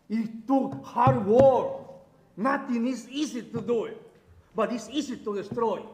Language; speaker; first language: English; non-native, learner; Spanish